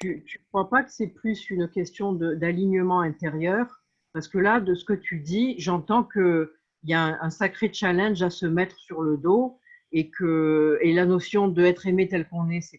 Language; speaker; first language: French; native; French